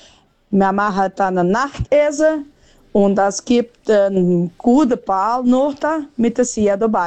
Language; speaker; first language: German; early bilingual, heritage; German